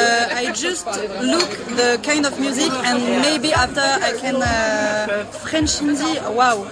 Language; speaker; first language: English; non-native, learner; French